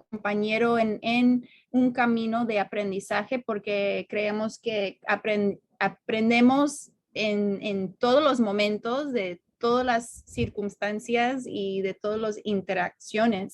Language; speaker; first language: Spanish; non-native, fluent; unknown